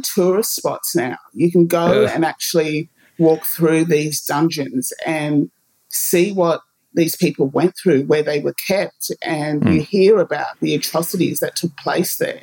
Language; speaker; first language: English; native; English